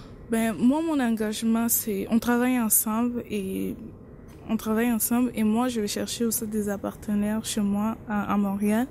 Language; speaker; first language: French; non-native, local second language; Lingala